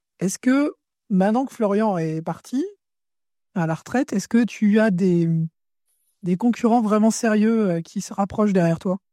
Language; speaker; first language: French; native; French